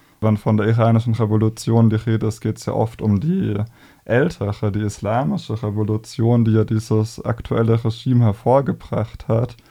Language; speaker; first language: German; native; German